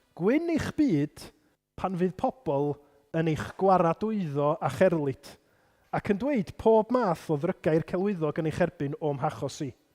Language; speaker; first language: Welsh; native; Welsh